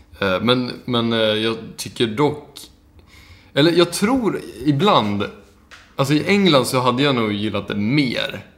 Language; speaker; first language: Swedish; native; Swedish